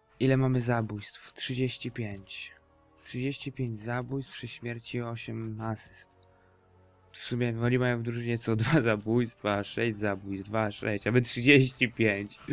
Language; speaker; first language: Polish; native; Polish